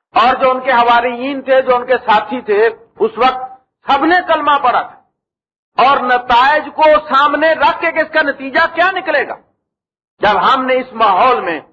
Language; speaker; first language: Urdu; native; Urdu